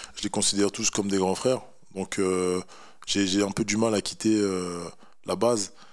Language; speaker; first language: French; native; French